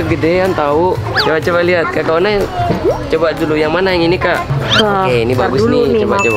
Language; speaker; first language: Indonesian; native; Indonesian